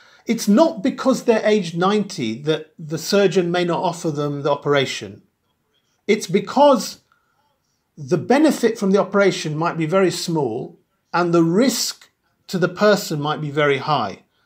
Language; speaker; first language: English; native; English